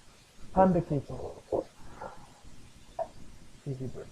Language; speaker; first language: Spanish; non-native, learner; English